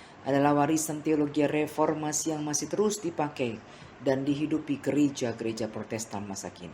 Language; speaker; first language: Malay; non-native, local second language; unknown